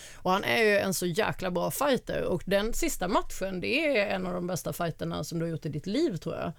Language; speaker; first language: Swedish; native; Swedish